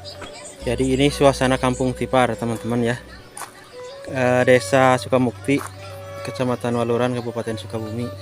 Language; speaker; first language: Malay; non-native, local second language; Sundanese